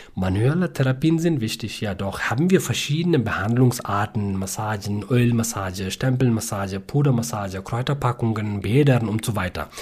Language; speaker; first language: German; non-native, learner; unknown